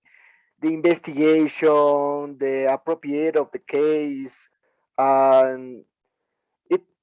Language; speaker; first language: English; non-native, learner; Spanish